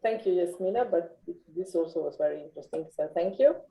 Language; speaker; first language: English; non-native, fluent; Slovenian